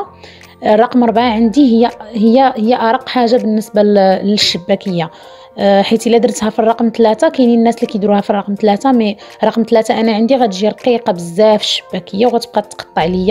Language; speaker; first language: Arabic; native; Arabic